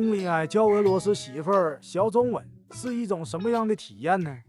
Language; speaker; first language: Chinese; native; Chinese